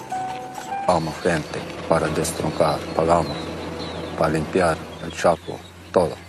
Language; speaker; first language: Spanish; non-native, local second language; Plautdietsch